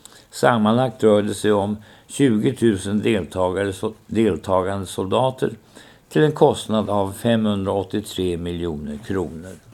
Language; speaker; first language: Swedish; native; Swedish